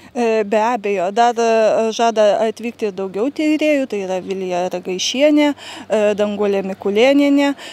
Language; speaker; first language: Lithuanian; native; Lithuanian